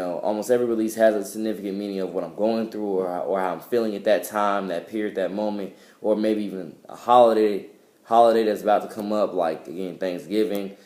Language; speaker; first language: English; native; English